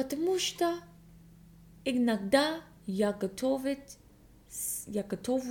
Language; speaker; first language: Russian; non-native, learner; English